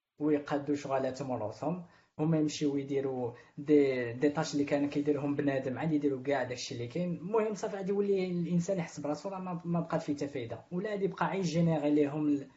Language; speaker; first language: Arabic; native; Arabic